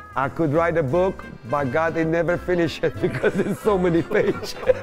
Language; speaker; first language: English; non-native, fluent; Persian